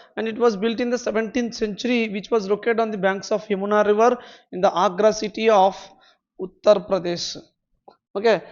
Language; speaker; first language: English; non-native, local second language; Telugu